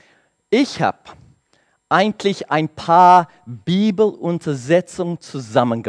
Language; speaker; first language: German; non-native, learner; English